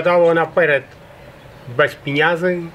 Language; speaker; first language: Polish; non-native, local second language; Rusyn